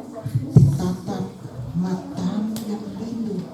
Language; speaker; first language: Indonesian; native; Indonesian